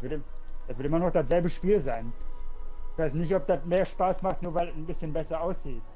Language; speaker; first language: German; native; German